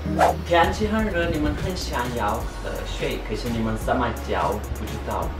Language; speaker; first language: Chinese; non-native, learner; Turkish